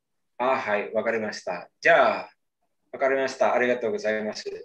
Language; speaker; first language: Japanese; non-native, learner; Indonesian